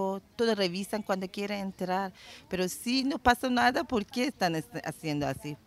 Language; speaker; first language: Spanish; non-native, learner; Persian